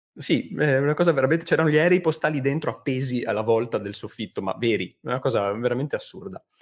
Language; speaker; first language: Italian; native; Italian